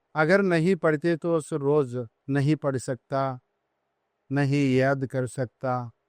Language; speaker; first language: Hindi; non-native, local second language; Telugu